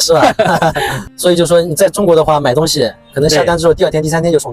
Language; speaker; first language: Chinese; native; Chinese